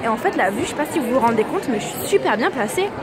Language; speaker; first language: French; native; French